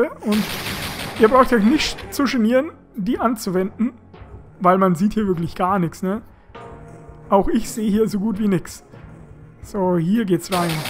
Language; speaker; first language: German; native; German